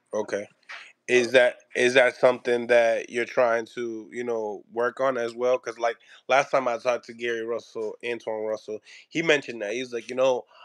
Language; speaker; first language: English; native; English